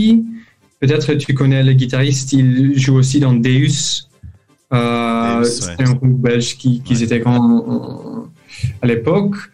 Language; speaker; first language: French; non-native, local second language; Dutch